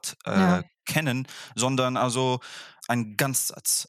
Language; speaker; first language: German; non-native, fluent; Arabic